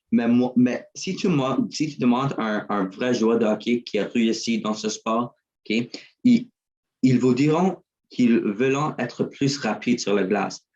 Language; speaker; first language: French; non-native, learner; English